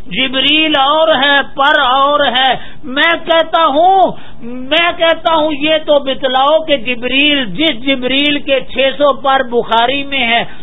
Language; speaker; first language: Urdu; non-native, local second language; Dogri